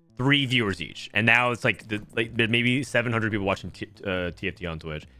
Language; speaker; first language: English; native; English